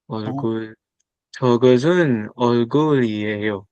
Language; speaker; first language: Korean; non-native, learner; Filipino